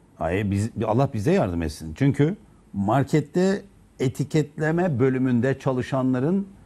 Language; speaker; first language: Turkish; native; Turkish